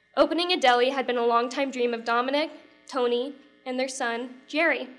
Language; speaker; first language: English; native; English